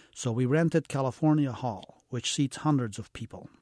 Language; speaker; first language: English; early bilingual, heritage; English